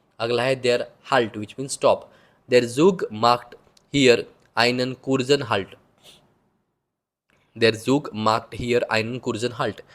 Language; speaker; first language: German; non-native, learner; Hindi